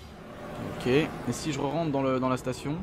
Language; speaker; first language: French; native; French